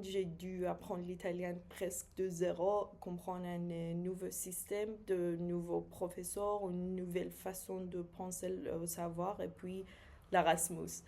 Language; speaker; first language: French; non-native, fluent; Persian